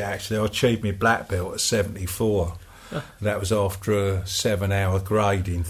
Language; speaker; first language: English; native; English